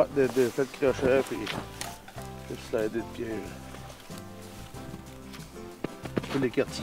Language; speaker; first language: French; native; French